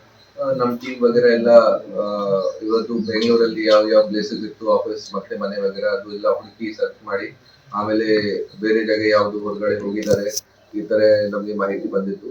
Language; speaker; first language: Kannada; non-native, fluent; Hindi